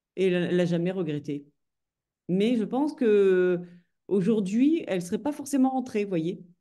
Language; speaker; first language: French; native; French